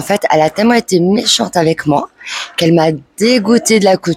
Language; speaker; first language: French; native; French